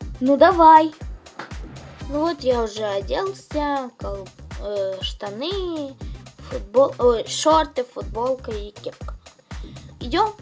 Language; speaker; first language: Russian; non-native, local second language; Ukrainian